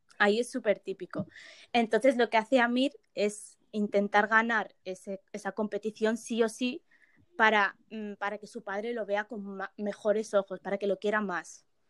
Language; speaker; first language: Spanish; early bilingual, other home language; Arabic